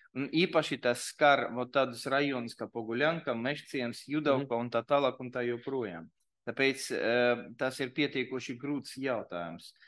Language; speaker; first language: Latvian; non-native, local second language; Russian